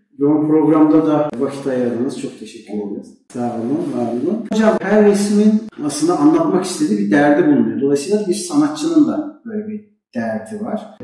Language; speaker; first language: Turkish; native; Turkish